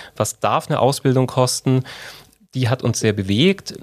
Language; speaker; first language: German; native; German